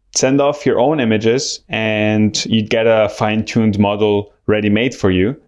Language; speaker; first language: English; non-native, fluent; Arabic